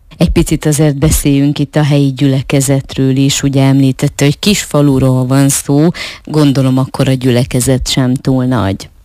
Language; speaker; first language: Hungarian; native; Hungarian